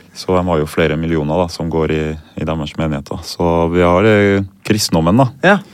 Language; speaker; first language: Norwegian; early bilingual, other home language; Swahili